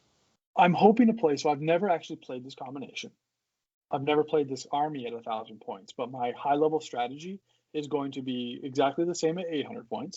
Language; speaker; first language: English; native; English